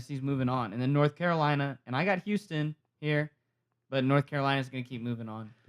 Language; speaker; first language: English; native; English